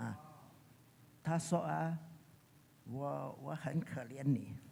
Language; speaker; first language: Chinese; early bilingual, heritage; Chinese